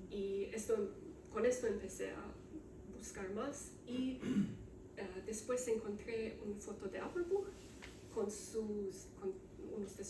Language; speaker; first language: Spanish; non-native, learner; Romanian